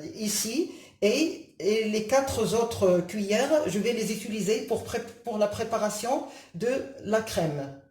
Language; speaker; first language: French; non-native, local second language; Arabic